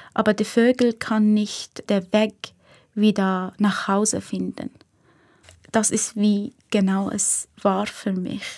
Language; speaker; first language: German; non-native, fluent; Persian